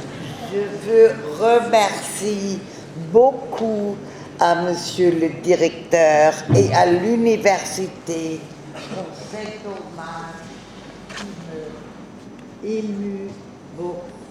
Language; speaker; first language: French; non-native, learner; German